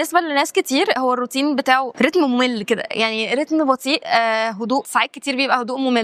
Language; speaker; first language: Arabic; native; Arabic